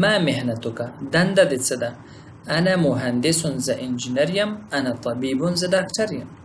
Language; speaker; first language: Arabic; non-native, fluent; Pashto